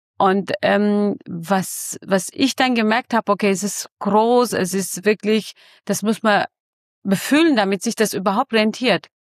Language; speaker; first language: German; early bilingual, other home language; Kurdish